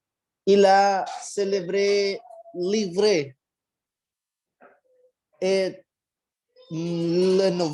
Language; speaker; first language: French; non-native, learner; Spanish